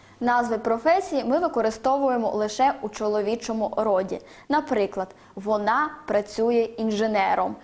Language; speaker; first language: Ukrainian; native; Ukrainian